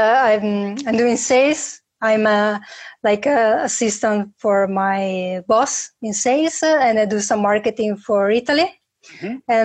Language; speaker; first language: English; non-native, fluent; Italian